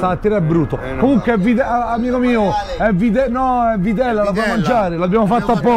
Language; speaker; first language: Italian; native; Italian